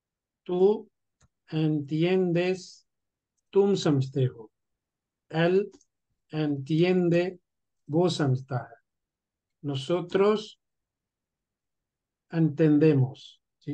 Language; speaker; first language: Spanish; non-native, fluent; Urdu